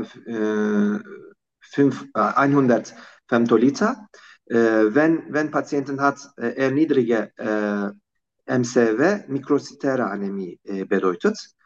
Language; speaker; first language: German; non-native, fluent; Turkish